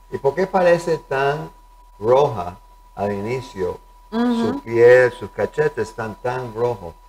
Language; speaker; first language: Spanish; early bilingual, heritage; Spanish